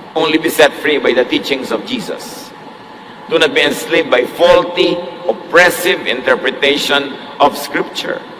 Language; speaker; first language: English; non-native, local second language; Filipino